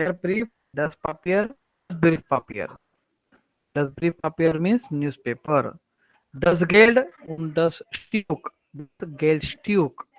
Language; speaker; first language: German; non-native, fluent; Marathi